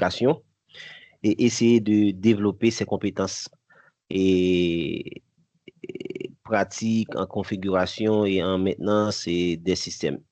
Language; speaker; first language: French; non-native, local second language; Haitian Creole